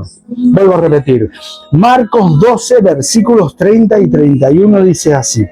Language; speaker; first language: Spanish; native; Spanish